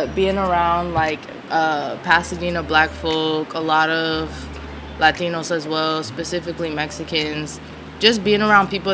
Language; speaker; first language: English; native; English